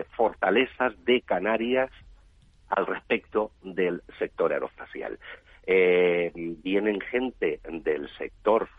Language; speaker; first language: Spanish; native; Spanish